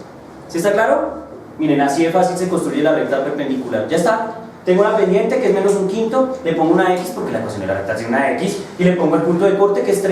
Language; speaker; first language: Spanish; native; Spanish